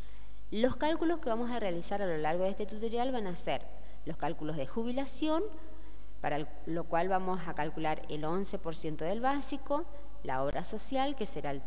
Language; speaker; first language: Spanish; native; Spanish